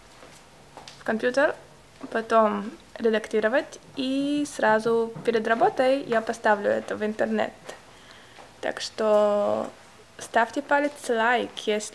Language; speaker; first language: Russian; early bilingual, heritage; Russian